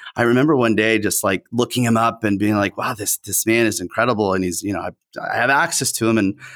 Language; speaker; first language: English; early bilingual, other home language; Spanish